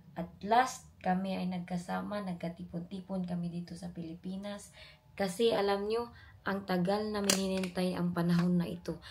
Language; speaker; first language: Filipino; non-native, local second language; Cebuano